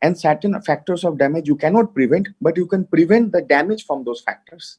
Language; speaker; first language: English; non-native, local second language; Hindi